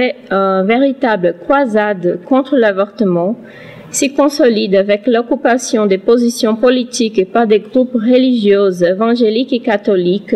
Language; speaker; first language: French; non-native, learner; Portuguese